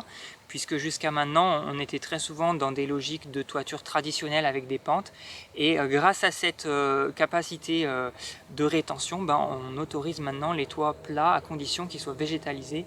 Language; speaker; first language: French; native; French